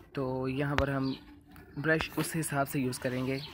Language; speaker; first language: Urdu; non-native, local second language; Punjabi